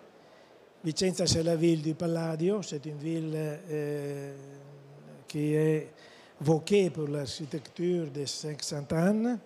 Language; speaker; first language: French; non-native, fluent; Italian